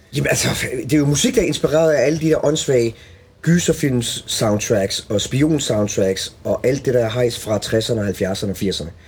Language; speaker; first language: Danish; early bilingual, other home language; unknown